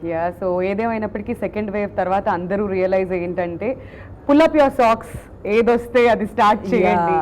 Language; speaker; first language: Telugu; native; Telugu